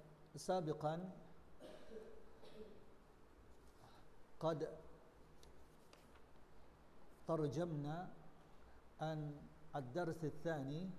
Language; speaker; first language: Arabic; non-native, learner; Indonesian